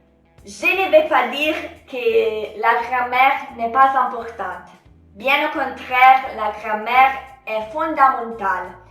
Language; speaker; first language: French; non-native, fluent; Italian